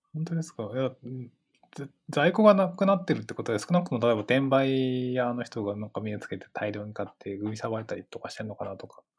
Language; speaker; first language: Japanese; native; Japanese